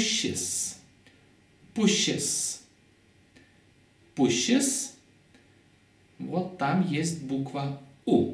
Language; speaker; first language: Russian; non-native, fluent; Lithuanian